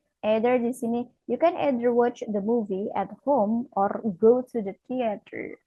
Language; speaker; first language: English; non-native, fluent; Indonesian